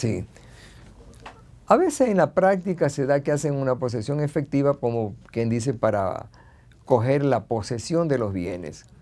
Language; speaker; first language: Spanish; native; Spanish